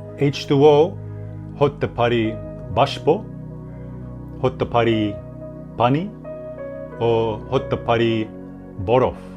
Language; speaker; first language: Bangla; non-native, learner; English